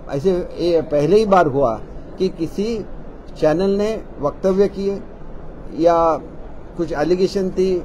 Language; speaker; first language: Hindi; non-native, local second language; Marathi